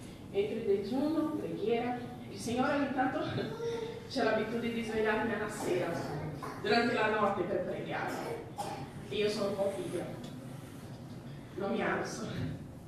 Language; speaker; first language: Italian; non-native, fluent; Portuguese